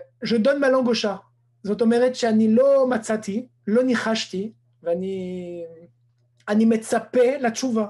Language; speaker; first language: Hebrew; non-native, fluent; French